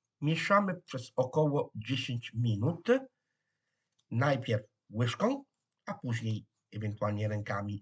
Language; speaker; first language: Polish; non-native, fluent; Italian